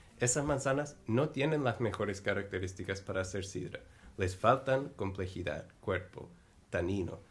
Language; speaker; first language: Spanish; non-native, fluent; English